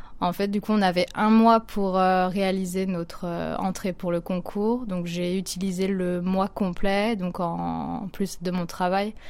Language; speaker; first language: French; native; French